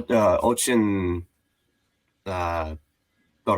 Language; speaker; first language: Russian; non-native, learner; English